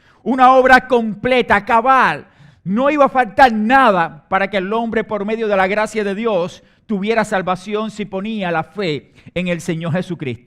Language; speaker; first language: Spanish; native; Spanish